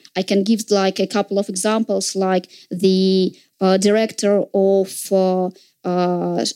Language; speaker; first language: English; non-native, fluent; Russian